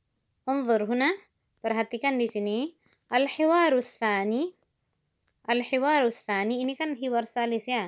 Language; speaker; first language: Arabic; non-native, fluent; Indonesian